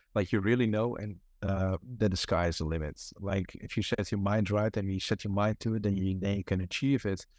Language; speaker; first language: English; non-native, fluent; Dutch